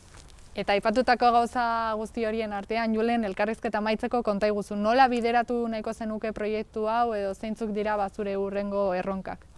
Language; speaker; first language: Basque; native; Basque